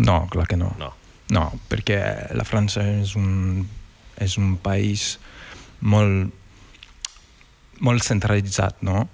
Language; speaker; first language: Catalan; non-native, fluent; French